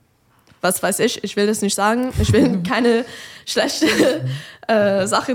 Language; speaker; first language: German; non-native, fluent; English